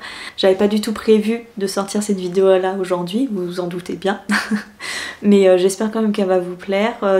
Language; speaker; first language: French; native; French